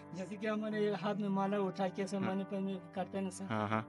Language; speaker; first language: Hindi; native; Hindi